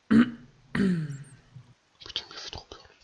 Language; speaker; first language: French; native; French